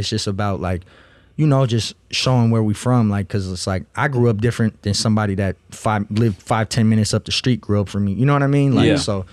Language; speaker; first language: English; non-native, fluent; Russian